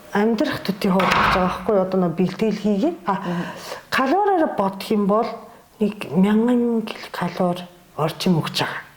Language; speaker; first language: Mongolian; non-native, fluent; Japanese